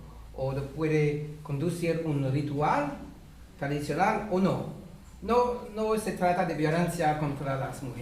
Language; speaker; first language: Spanish; non-native, fluent; French